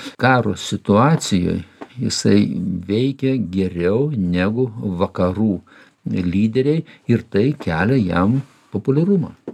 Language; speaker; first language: Lithuanian; native; Lithuanian